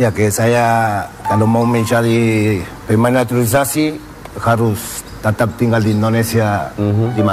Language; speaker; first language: Indonesian; non-native, fluent; Spanish